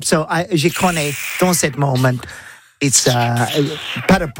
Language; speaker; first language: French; non-native, learner; English